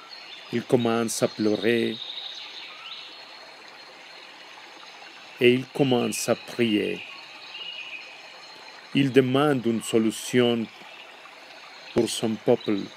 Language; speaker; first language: French; non-native, learner; Spanish